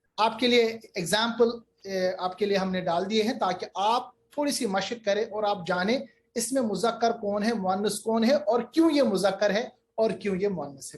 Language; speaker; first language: Urdu; native; Urdu